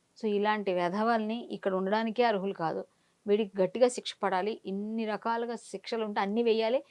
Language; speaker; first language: Telugu; native; Telugu